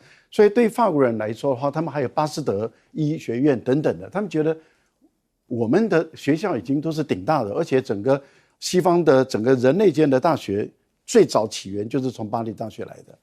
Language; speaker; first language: Chinese; native; Chinese